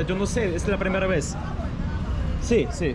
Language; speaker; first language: Spanish; non-native, fluent; Russian